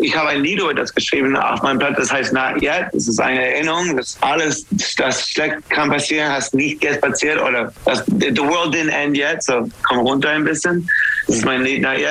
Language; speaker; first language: German; non-native, fluent; English